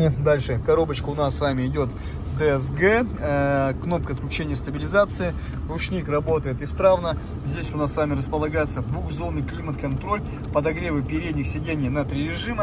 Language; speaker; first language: Russian; native; Russian